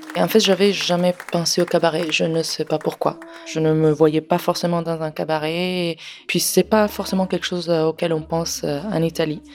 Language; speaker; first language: French; non-native, fluent; Italian